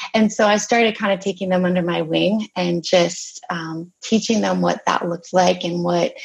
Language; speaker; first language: English; native; English